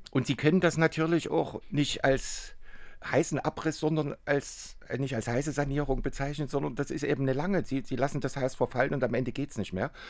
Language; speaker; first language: German; native; German